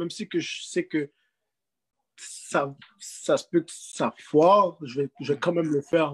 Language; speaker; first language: French; native; French